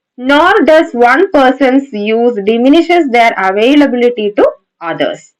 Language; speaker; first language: English; non-native, local second language; Malayalam